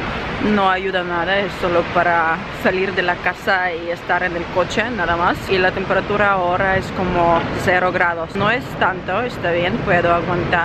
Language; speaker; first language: Spanish; non-native, learner; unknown